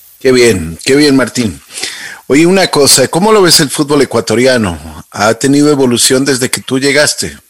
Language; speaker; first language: Spanish; native; Spanish